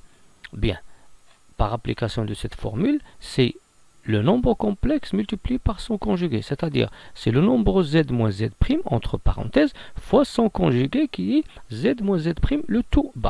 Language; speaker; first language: French; non-native, local second language; Arabic